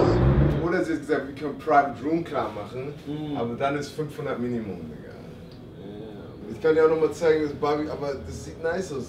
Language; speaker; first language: German; native; German